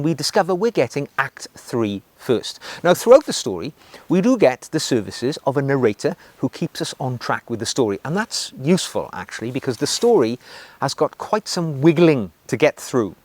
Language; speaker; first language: English; native; English